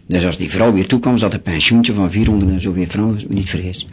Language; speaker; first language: Dutch; native; Dutch